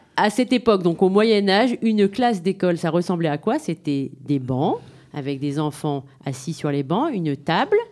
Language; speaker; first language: French; native; French